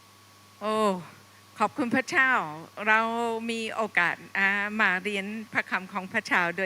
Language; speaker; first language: Thai; non-native, fluent; English